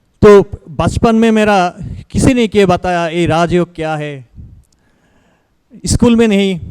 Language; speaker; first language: Hindi; non-native, learner; Bangla